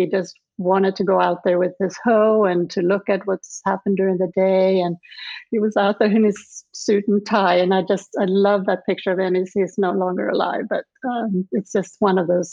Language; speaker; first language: English; non-native, fluent; Swedish